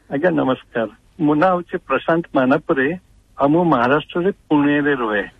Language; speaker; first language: Odia; non-native, local second language; Marathi